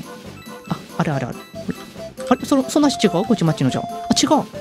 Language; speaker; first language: Japanese; native; Japanese